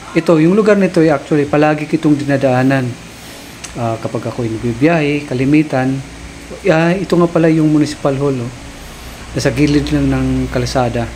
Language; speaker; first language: Filipino; non-native, local second language; Waray